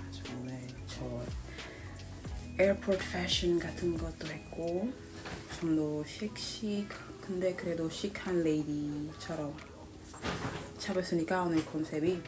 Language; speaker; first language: Korean; non-native, fluent; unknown